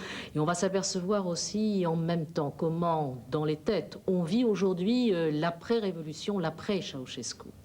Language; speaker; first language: French; native; French